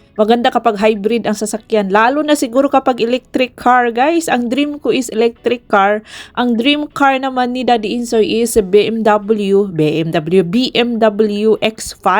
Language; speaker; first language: Filipino; non-native, local second language; Cebuano